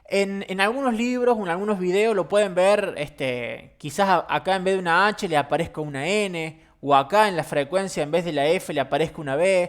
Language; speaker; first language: Spanish; native; Spanish